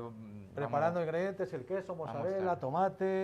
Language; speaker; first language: Spanish; native; Spanish